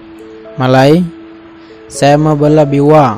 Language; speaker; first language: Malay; non-native, learner; Bangla